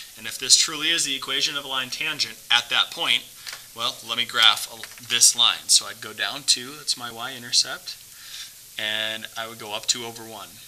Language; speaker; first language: English; native; English